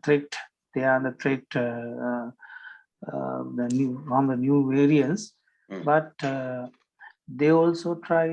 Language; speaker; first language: English; non-native, learner; Sinhala